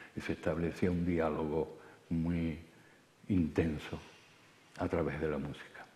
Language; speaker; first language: Spanish; native; Spanish